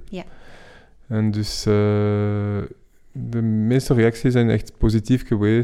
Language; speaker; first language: Dutch; non-native, fluent; French